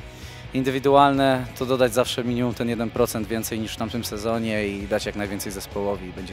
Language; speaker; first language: Polish; native; Polish